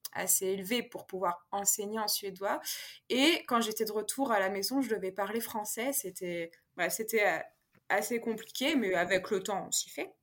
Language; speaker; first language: French; native; French